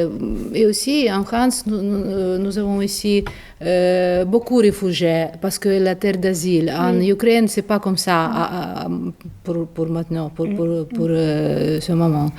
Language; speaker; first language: French; non-native, fluent; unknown